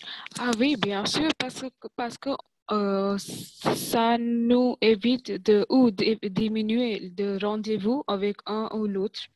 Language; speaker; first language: French; non-native, learner; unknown